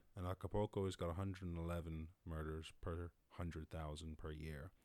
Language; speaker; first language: English; native; English